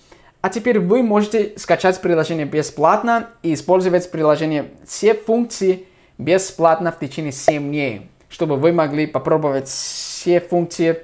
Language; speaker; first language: Russian; non-native, fluent; English